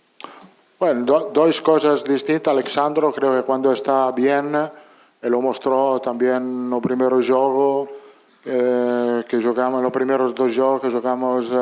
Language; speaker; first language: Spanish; non-native, fluent; Italian